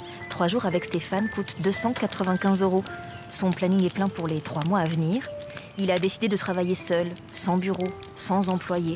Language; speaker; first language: French; native; French